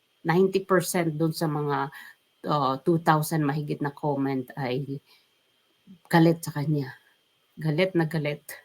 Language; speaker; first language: Filipino; native; Filipino